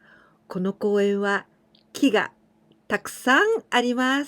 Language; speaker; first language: Japanese; non-native, fluent; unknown